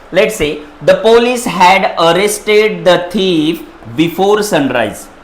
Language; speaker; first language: Hindi; non-native, local second language; Marathi